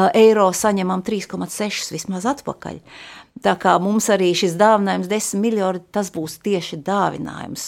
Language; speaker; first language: Latvian; native; Latvian